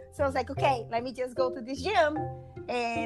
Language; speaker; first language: English; non-native, fluent; Portuguese